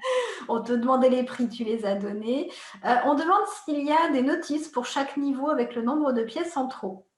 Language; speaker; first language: French; native; French